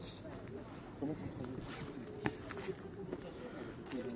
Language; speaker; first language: French; native; French